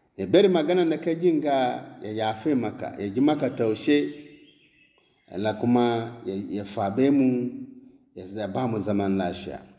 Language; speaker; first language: Hausa; non-native, local second language; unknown